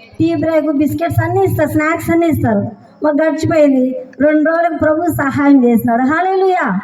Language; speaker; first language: Telugu; non-native, local second language; Tamil